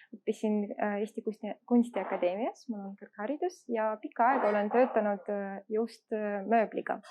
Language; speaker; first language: Estonian; non-native, local second language; Russian